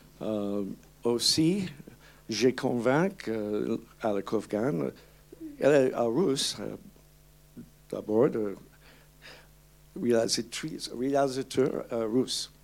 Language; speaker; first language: French; non-native, learner; English